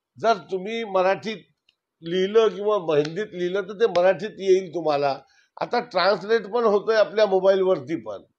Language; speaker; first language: Marathi; non-native, local second language; Urdu